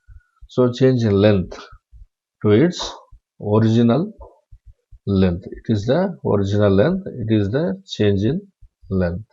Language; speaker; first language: English; non-native, local second language; Tamil